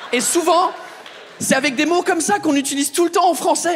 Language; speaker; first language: French; non-native, fluent; English